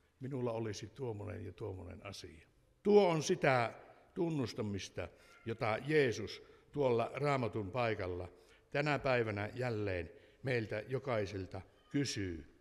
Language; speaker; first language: Finnish; native; Finnish